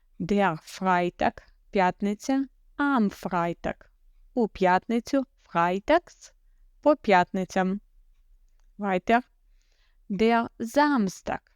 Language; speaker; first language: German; non-native, fluent; Ukrainian